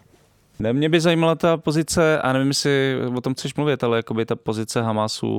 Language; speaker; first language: Czech; native; Czech